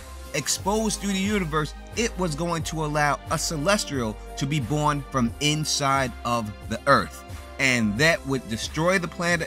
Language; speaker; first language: English; native; English